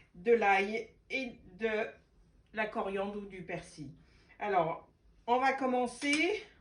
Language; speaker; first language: French; non-native, local second language; Arabic